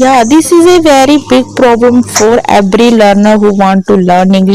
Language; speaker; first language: English; non-native, learner; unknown